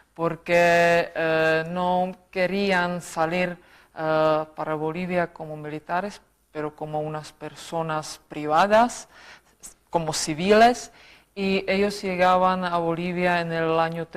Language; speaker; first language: Spanish; non-native, fluent; Czech